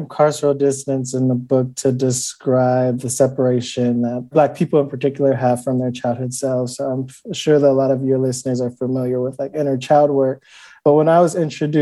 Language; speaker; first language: English; native; English